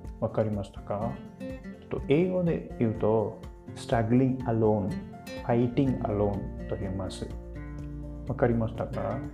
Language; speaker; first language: Japanese; non-native, learner; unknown